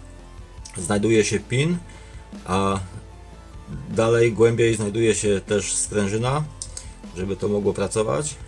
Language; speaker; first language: Polish; native; Polish